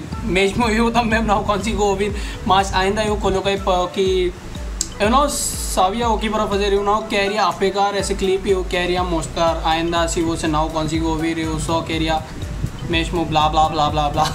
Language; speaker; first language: Portuguese; non-native, learner; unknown